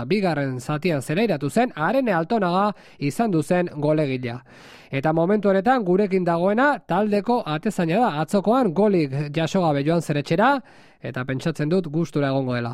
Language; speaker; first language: Basque; native; Basque